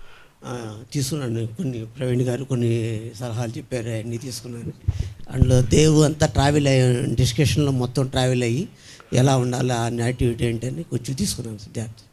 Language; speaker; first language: Telugu; native; Telugu